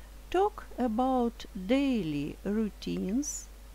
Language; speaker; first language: English; non-native, fluent; Russian